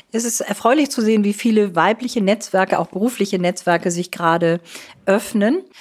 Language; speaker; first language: German; native; German